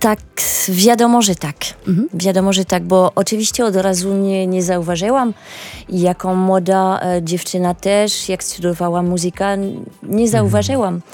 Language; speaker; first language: Polish; non-native, learner; French